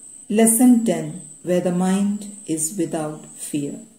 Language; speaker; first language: English; non-native, local second language; Malayalam